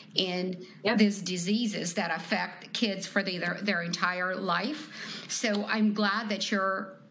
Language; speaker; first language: English; non-native, fluent; Ukrainian